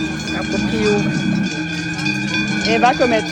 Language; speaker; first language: French; native; French